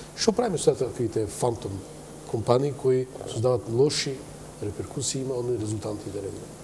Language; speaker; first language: Macedonian; native; Macedonian